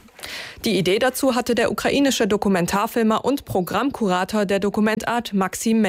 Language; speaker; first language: German; native; German